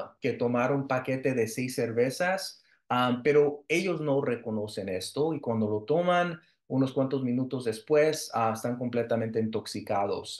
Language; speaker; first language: Spanish; early bilingual, heritage; Spanish